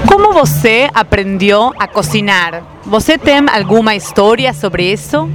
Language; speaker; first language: Portuguese; non-native, fluent; Spanish